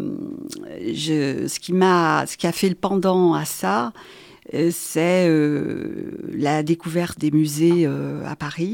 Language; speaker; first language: French; native; French